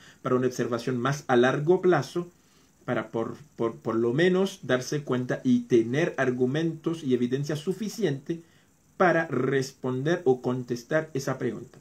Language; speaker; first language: Spanish; non-native, fluent; Haitian Creole